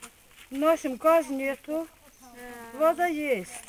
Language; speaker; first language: Russian; non-native, learner; Azerbaijani